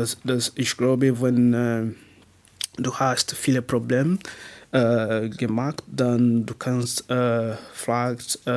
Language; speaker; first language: German; non-native, learner; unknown